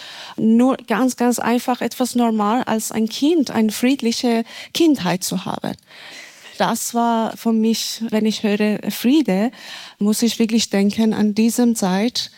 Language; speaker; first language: German; non-native, fluent; Persian